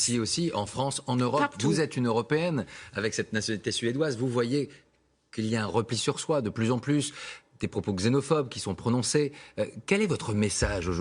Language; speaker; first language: French; native; French